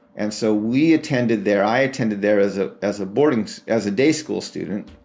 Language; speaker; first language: English; native; English